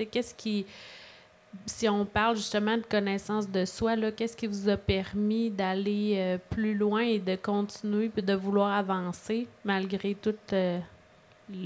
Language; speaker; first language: French; native; French